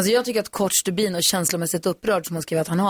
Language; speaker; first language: Swedish; native; Swedish